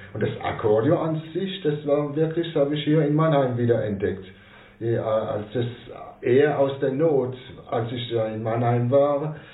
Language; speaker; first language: German; non-native, local second language; French